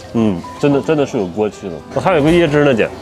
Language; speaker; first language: Chinese; native; Chinese